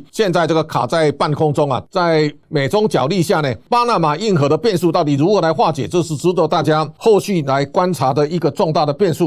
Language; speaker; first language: Chinese; native; Chinese